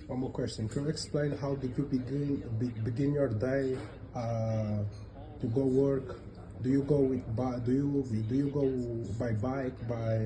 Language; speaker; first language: English; non-native, learner; Portuguese